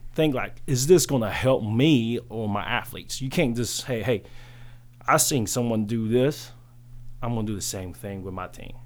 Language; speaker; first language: English; early bilingual, other home language; Chinese